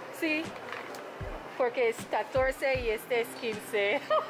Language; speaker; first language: Spanish; non-native, learner; English